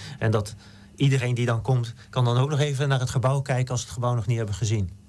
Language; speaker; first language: Dutch; native; Dutch